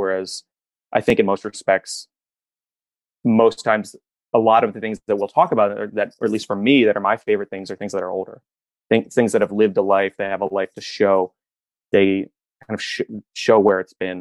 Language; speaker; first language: English; native; English